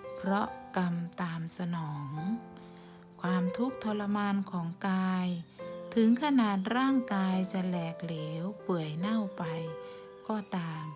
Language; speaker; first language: Thai; native; Thai